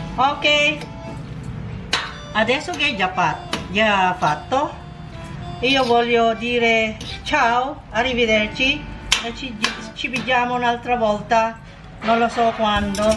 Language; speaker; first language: Italian; non-native, local second language; Filipino